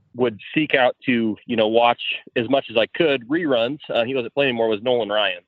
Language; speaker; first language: English; native; English